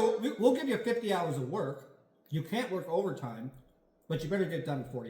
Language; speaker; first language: English; native; English